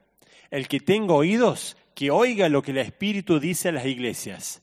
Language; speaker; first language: Spanish; native; Spanish